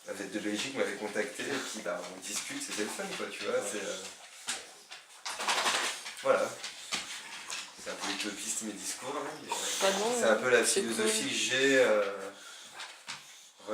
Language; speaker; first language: French; native; French